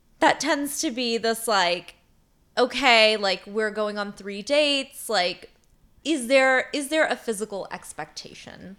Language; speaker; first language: English; native; English